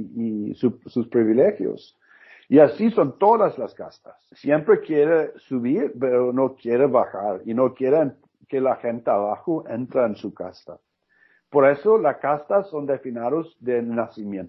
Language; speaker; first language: Spanish; non-native, learner; Norwegian